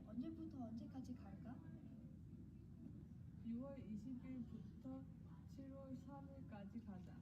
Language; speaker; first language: Korean; non-native, learner; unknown